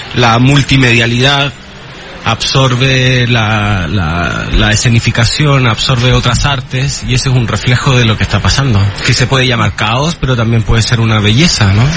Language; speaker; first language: Spanish; native; Spanish